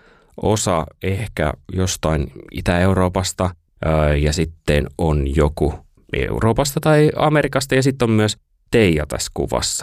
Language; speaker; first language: Finnish; native; Finnish